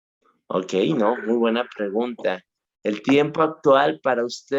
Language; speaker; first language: Spanish; native; Spanish